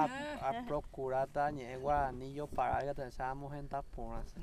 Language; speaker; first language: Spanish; non-native, local second language; Guarani